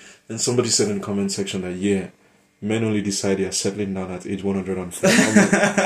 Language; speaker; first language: English; non-native, local second language; Yoruba